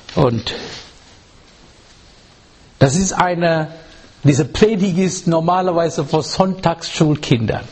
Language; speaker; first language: German; non-native, learner; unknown